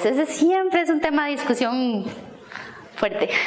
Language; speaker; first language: Spanish; native; Spanish